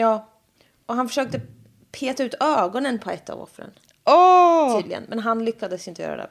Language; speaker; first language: Swedish; native; Swedish